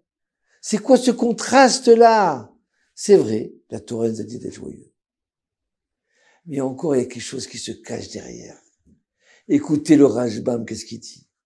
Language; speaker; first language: French; native; French